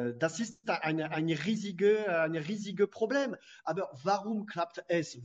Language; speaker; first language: German; non-native, fluent; French